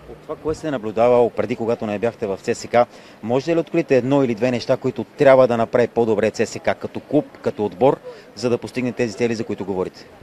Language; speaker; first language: Bulgarian; native; Bulgarian